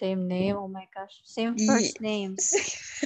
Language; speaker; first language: English; non-native, local second language; Filipino